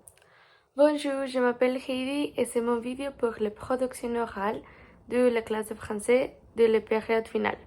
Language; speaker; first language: French; non-native, learner; Spanish